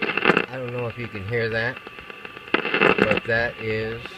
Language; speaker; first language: English; native; English